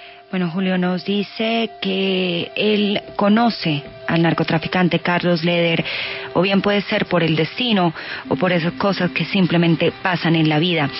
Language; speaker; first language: Spanish; native; Spanish